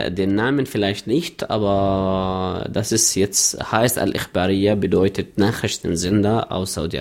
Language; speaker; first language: German; non-native, fluent; Arabic